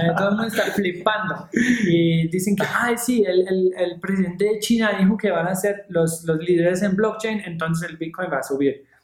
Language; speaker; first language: Spanish; non-native, fluent; English